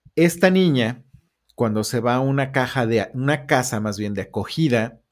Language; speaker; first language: Spanish; native; Spanish